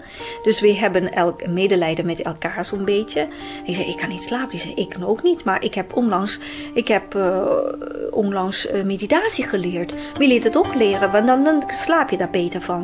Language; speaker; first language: Dutch; non-native, fluent; Chinese